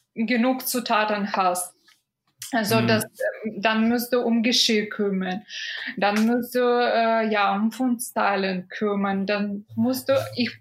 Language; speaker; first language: German; non-native, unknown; Russian